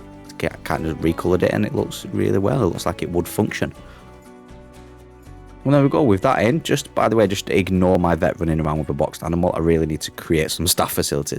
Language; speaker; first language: English; native; English